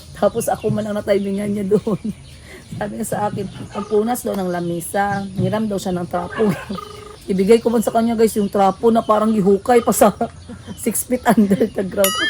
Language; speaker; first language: Filipino; non-native, local second language; Hiligaynon